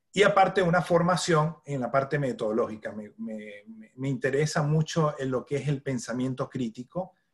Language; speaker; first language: Spanish; native; Spanish